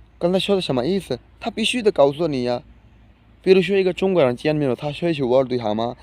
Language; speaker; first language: Chinese; non-native, learner; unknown